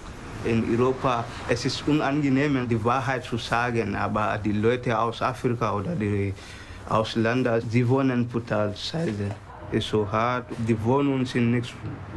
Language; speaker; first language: German; non-native, learner; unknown